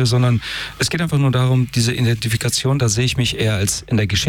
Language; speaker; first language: German; early bilingual, other home language; Persian